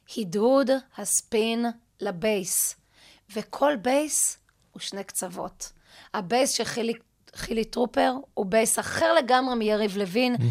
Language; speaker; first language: Hebrew; native; Hebrew